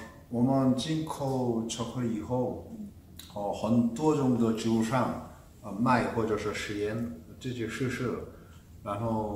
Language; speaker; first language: Chinese; non-native, fluent; Korean